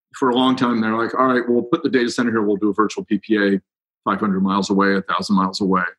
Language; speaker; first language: English; native; English